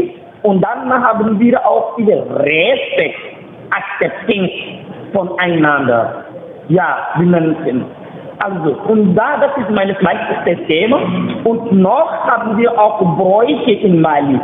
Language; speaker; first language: German; non-native, learner; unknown